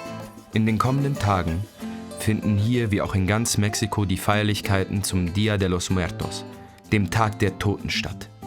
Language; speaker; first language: German; native; German